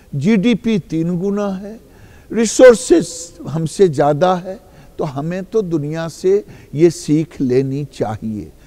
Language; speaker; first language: Hindi; native; Hindi